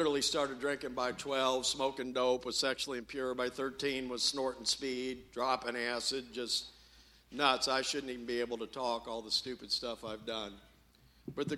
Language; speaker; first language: English; native; English